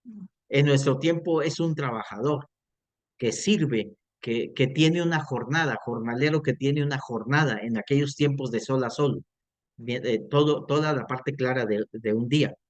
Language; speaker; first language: Spanish; native; Spanish